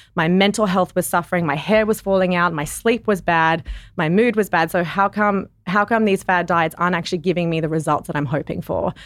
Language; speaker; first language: English; native; English